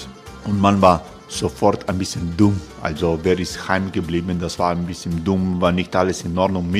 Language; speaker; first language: German; non-native, learner; Croatian